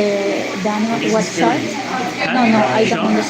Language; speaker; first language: English; non-native, learner; Spanish